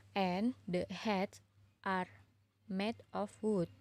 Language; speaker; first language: English; non-native, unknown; Indonesian